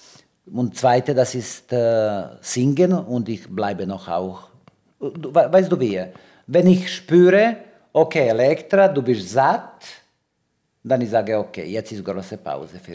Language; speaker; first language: German; non-native, learner; Serbian